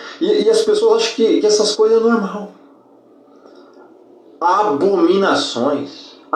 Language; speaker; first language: Portuguese; native; Portuguese